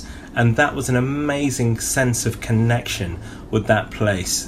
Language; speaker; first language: English; native; English